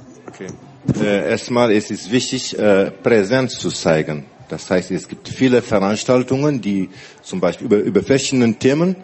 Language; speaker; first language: German; non-native, fluent; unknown